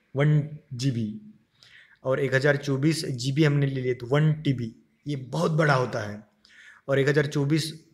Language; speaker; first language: Hindi; non-native, local second language; Marathi